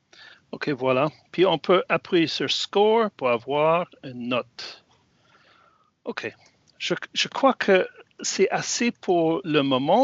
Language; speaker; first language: French; non-native, fluent; English